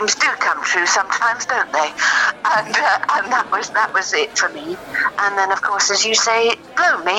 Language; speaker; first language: English; native; English